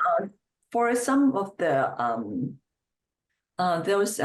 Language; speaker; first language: English; non-native, fluent; Chinese